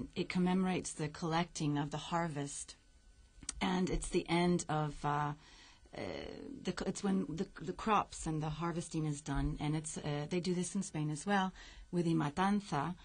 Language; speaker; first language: English; native; English